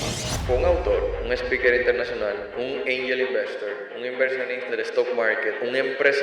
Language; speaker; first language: Spanish; native; Spanish